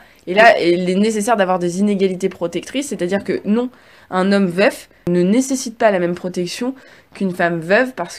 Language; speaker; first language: French; native; French